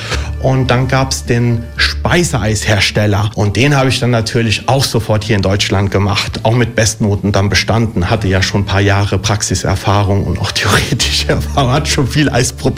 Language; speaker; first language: German; early bilingual, other home language; Italian